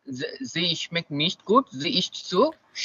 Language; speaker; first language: German; non-native, learner; Bangla